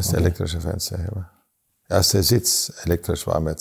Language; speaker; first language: German; native; German